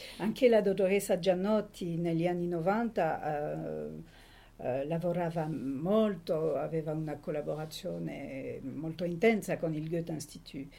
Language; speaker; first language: Italian; early bilingual, heritage; Italian